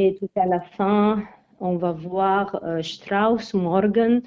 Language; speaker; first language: French; non-native, fluent; Armenian